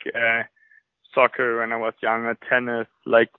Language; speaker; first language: English; non-native, fluent; German